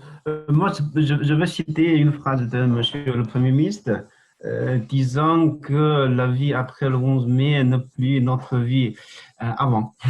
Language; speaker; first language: French; non-native, fluent; Chinese